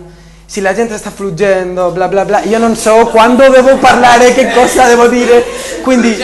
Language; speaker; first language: Italian; non-native, learner; Spanish